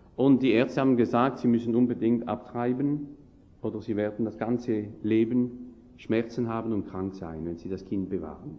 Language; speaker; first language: German; non-native, fluent; French